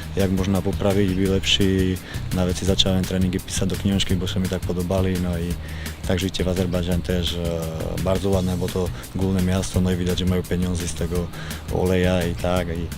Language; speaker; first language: Polish; non-native, learner; Slovak